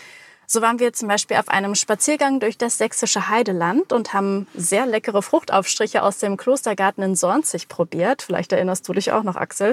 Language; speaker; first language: German; native; German